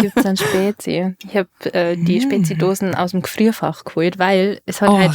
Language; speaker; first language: German; native; German